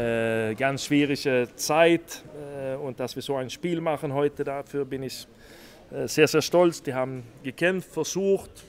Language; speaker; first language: German; non-native, fluent; Swedish